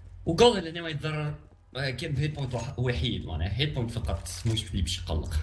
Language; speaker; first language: Arabic; native; Arabic